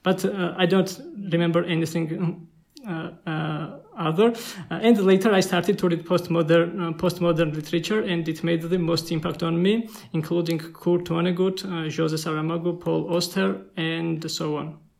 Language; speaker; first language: English; non-native, fluent; Georgian